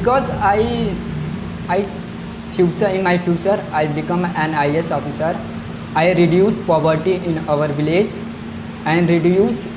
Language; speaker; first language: English; non-native, learner; Hindi